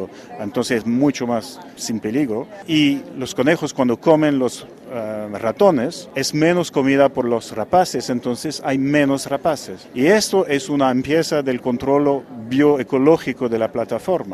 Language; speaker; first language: Spanish; non-native, fluent; French